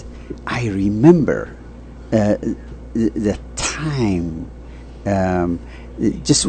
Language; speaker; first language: English; non-native, fluent; Tigrinya